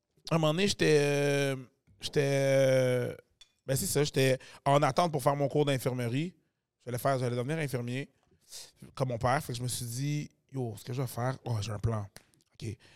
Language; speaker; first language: French; native; French